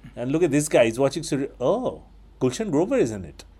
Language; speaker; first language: English; non-native, local second language; Bangla